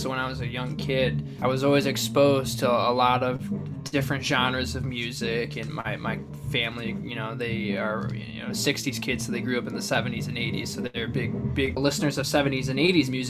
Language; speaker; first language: English; native; English